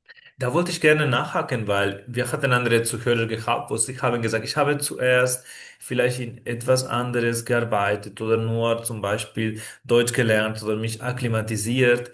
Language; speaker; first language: German; non-native, fluent; Spanish